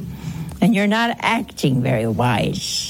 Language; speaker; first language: English; native; English